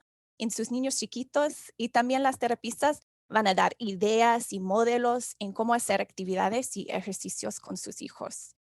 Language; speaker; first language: Spanish; non-native, fluent; English